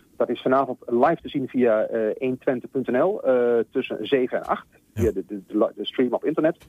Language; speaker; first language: Dutch; native; Dutch